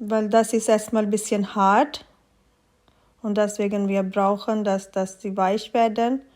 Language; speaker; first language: German; non-native, learner; Urdu